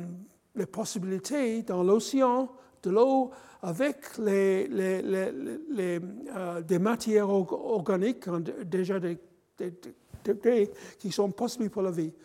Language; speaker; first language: French; non-native, fluent; English